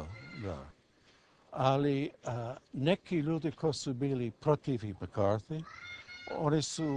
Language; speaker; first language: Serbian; early bilingual, heritage; English